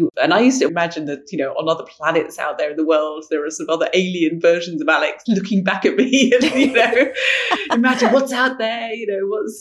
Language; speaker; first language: English; native; English